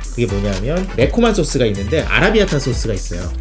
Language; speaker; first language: Korean; non-native, fluent; Italian